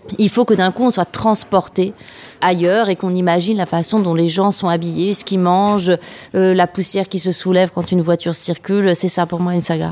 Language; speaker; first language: French; native; French